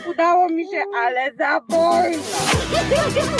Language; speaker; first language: Polish; native; Polish